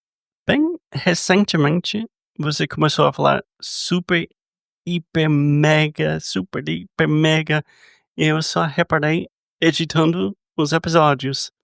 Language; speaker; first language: Portuguese; non-native, fluent; English